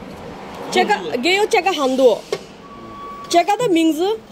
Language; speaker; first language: Chinese; non-native, learner; Bangla